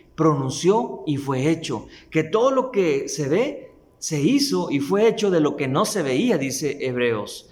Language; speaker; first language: Spanish; native; Spanish